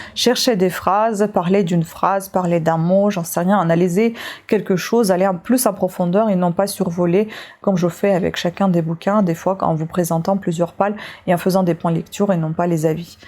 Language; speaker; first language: French; non-native, fluent; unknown